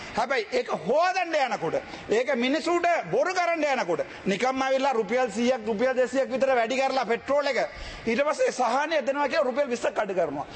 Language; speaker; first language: Sinhala; non-native, local second language; Tamil